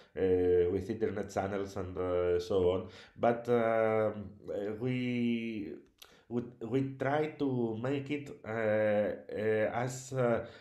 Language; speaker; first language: English; non-native, learner; Greek